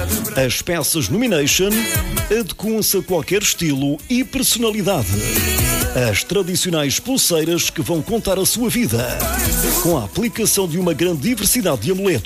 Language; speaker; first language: Portuguese; native; Portuguese